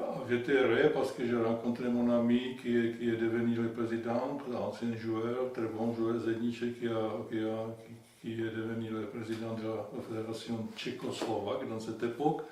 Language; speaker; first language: French; non-native, fluent; Czech